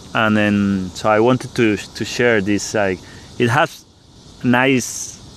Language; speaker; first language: English; non-native, fluent; Spanish